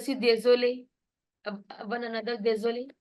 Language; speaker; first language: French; non-native, fluent; Punjabi